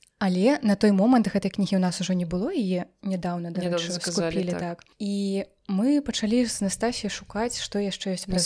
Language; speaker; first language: Belarusian; non-native, local second language; Russian